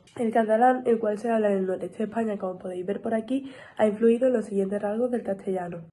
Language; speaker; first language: Spanish; native; Spanish